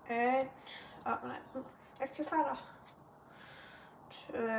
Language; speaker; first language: Icelandic; early bilingual, heritage; English